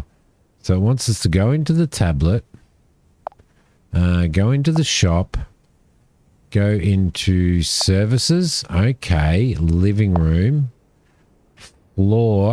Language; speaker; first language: English; native; English